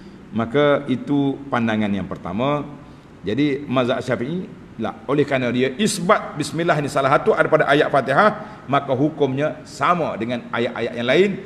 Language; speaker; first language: Malay; native; Malay